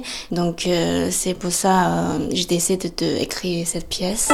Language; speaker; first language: French; non-native, learner; Chinese